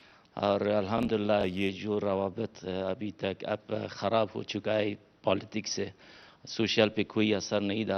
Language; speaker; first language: Hindi; non-native, fluent; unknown